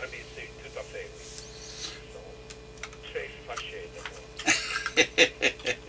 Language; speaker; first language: French; non-native, fluent; English